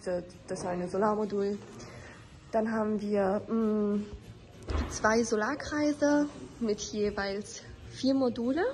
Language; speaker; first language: German; native; German